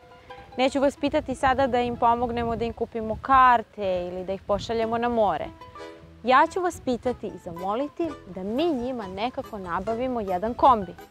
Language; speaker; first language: Serbian; native; Serbian